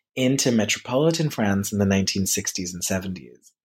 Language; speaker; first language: English; early bilingual, heritage; French